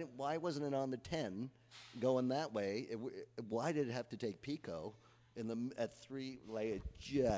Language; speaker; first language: English; native; English